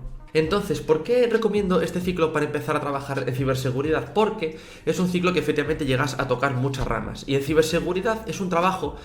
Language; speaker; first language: Spanish; native; Spanish